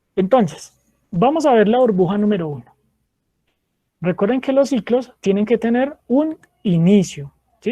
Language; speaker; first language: Spanish; native; Spanish